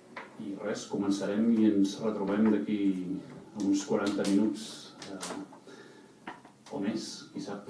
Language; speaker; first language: Catalan; native; Catalan